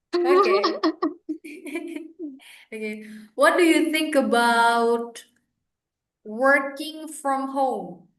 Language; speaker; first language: English; non-native, fluent; Indonesian